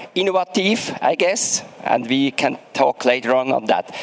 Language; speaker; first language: English; non-native, fluent; German